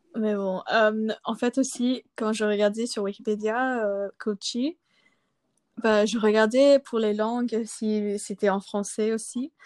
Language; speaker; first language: French; non-native, local second language; English